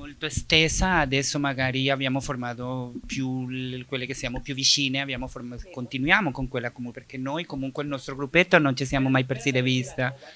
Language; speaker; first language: Italian; non-native, fluent; Spanish